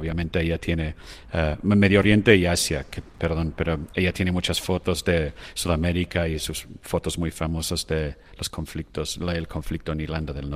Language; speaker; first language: Spanish; non-native, fluent; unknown